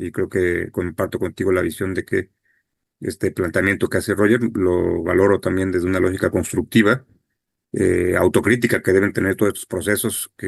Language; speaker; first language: Spanish; native; Spanish